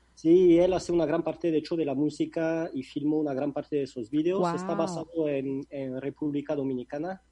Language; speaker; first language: Spanish; non-native, fluent; French